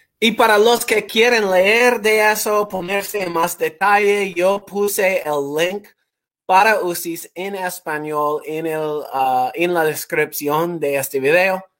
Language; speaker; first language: Spanish; non-native, fluent; English